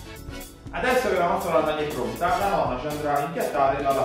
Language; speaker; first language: Italian; native; Italian